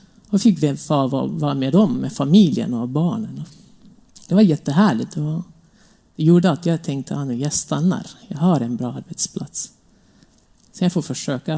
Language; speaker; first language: Swedish; non-native, fluent; Kurdish